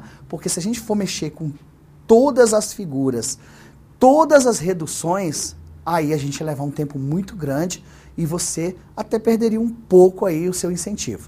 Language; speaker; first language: Portuguese; native; Portuguese